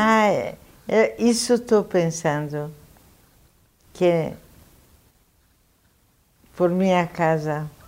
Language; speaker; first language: Portuguese; non-native, fluent; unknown